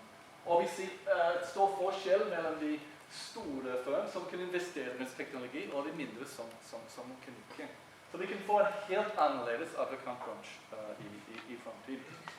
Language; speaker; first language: Norwegian; non-native, fluent; English